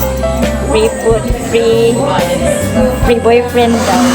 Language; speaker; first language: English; non-native, local second language; Filipino